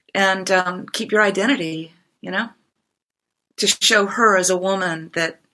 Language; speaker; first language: English; non-native, fluent; Japanese